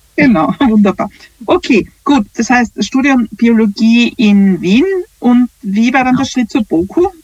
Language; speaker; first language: German; native; German